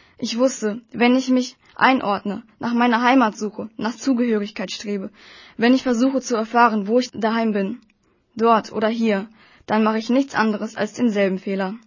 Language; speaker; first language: German; early bilingual, other home language; Russian